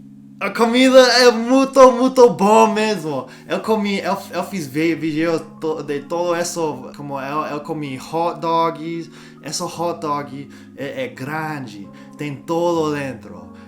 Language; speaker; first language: Portuguese; non-native, learner; English